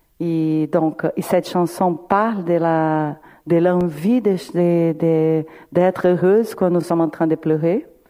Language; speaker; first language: French; non-native, fluent; Portuguese